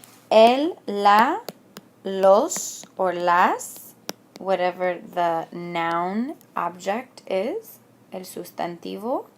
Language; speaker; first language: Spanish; non-native, fluent; English